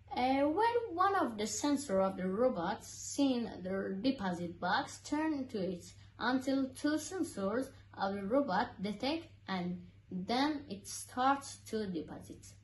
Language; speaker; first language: English; non-native, learner; Persian